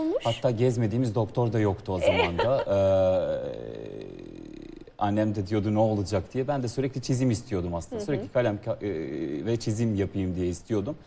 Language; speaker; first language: Turkish; non-native, fluent; Serbian